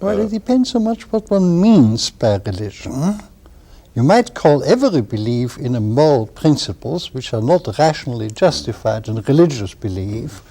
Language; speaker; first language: English; non-native, fluent; German